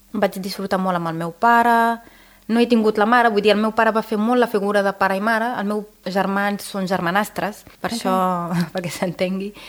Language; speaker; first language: Catalan; non-native, fluent; Arabic